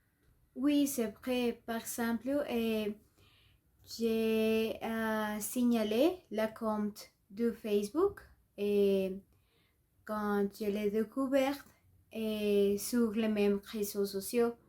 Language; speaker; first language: French; non-native, learner; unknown